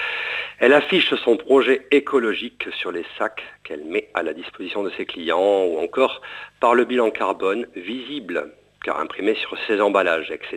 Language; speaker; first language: French; native; French